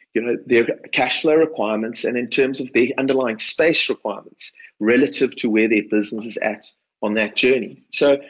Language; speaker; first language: English; native; English